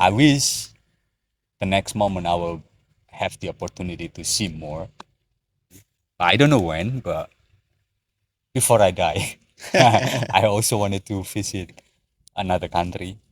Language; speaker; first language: English; non-native, learner; Indonesian